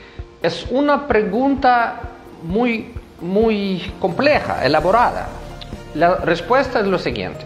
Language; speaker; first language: Spanish; non-native, fluent; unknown